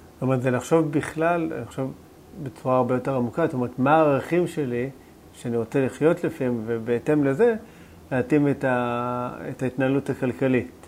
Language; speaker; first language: Hebrew; native; Hebrew